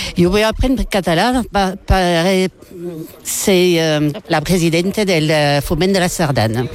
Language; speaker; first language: Catalan; non-native, local second language; French